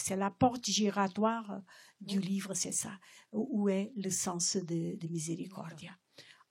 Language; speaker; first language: French; non-native, fluent; Portuguese